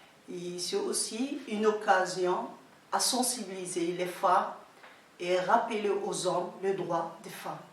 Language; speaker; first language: French; non-native, local second language; Somali